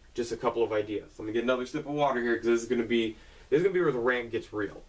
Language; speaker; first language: English; native; English